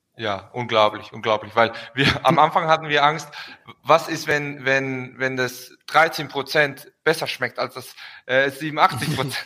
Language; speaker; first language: German; early bilingual, heritage; Spanish